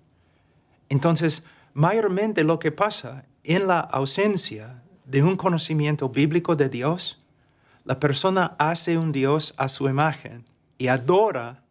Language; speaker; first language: Spanish; non-native, fluent; English